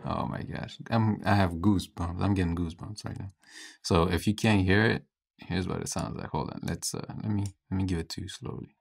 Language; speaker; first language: English; native; English